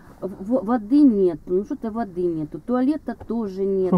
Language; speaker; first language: Russian; native; Russian